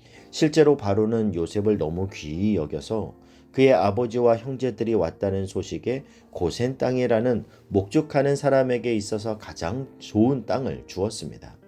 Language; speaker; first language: Korean; native; Korean